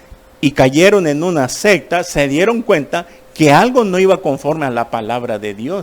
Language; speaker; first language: Spanish; native; Spanish